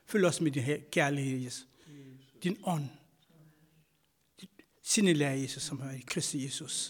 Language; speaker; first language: Danish; non-native, fluent; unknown